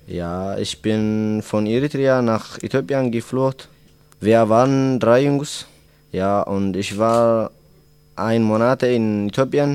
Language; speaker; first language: German; non-native, learner; Tigrinya